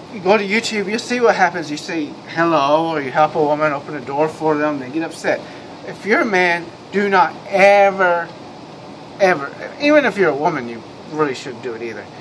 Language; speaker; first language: English; native; English